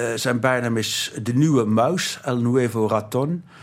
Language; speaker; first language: Dutch; native; Dutch